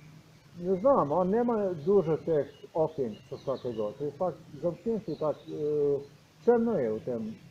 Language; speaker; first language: Polish; non-native, learner; Croatian